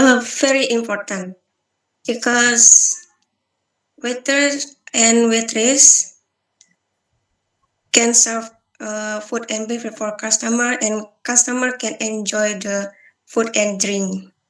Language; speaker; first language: English; non-native, learner; Balinese